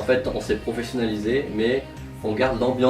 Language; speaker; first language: French; native; French